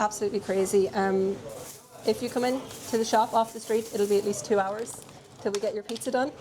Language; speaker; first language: English; native; English